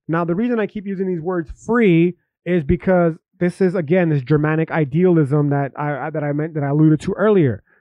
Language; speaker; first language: English; native; English